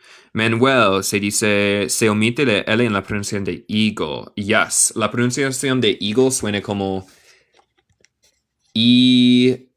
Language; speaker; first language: Spanish; non-native, learner; English